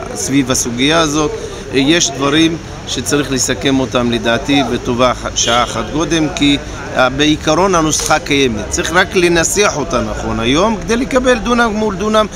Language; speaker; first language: Hebrew; non-native, local second language; Arabic